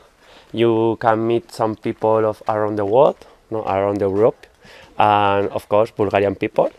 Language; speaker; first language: English; non-native, learner; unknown